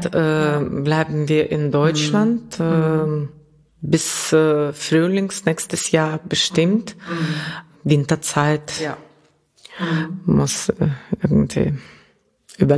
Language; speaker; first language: German; non-native, fluent; Russian